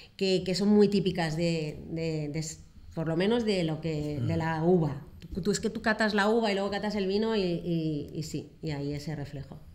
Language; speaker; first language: Spanish; native; Spanish